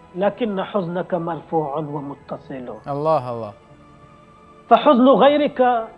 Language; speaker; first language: Arabic; non-native, fluent; Wolof